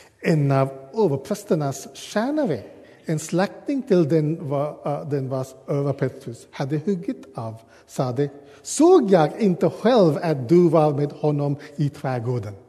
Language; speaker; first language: Swedish; non-native, learner; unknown